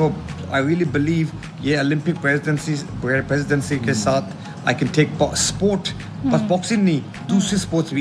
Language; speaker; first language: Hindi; early bilingual, heritage; Hindi